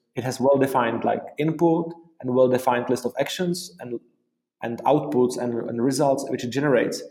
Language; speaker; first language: English; non-native, fluent; Czech